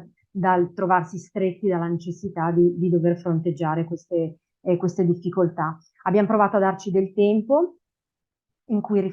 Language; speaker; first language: Italian; native; Italian